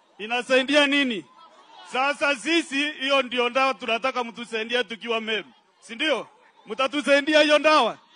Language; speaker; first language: Swahili; non-native, local second language; Meru